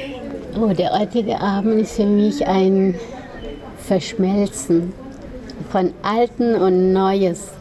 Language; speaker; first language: German; non-native, fluent; Spanish